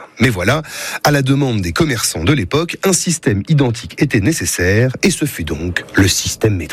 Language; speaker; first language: French; native; French